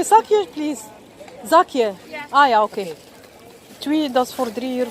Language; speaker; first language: Dutch; non-native, learner; Arabic